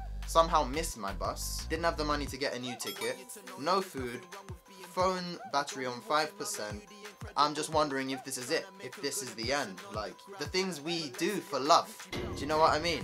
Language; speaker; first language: English; native; English